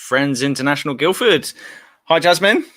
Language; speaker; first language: English; native; English